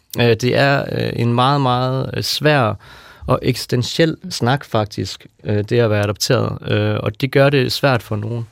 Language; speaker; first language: Danish; native; Danish